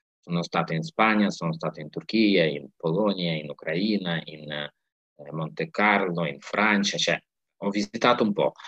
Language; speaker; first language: Italian; non-native, fluent; Ukrainian